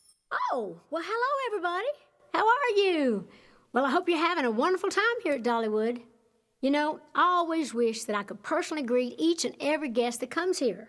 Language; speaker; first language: English; native; English